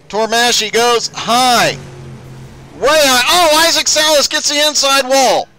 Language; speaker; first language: English; native; English